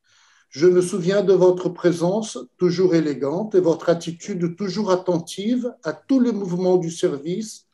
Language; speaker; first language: French; non-native, fluent; Portuguese